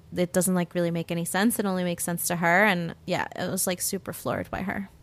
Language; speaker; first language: English; early bilingual, other home language; Spanish